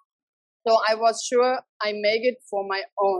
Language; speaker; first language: English; non-native, learner; German